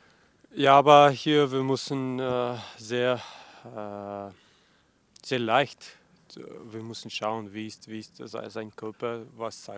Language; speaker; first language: German; non-native, learner; Russian